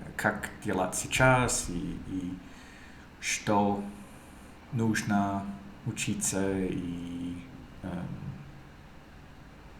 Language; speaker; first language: Russian; non-native, learner; English